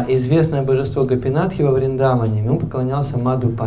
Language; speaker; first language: Russian; native; Russian